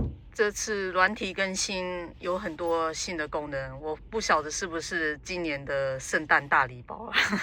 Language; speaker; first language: Chinese; native; Chinese